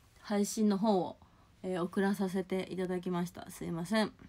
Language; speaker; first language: Japanese; native; Japanese